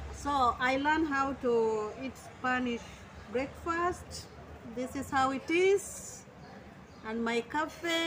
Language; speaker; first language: English; non-native, learner; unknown